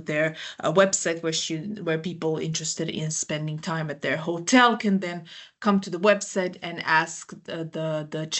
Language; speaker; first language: English; non-native, fluent; Croatian